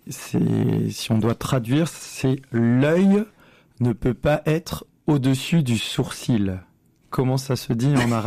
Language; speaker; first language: French; native; French